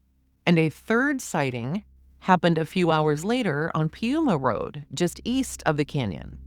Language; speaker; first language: English; native; English